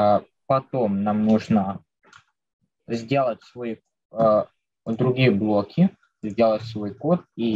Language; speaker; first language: Russian; native; Russian